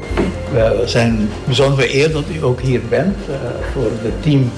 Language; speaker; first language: Dutch; non-native, local second language; Papiamento